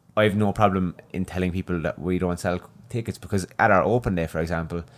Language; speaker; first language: English; native; English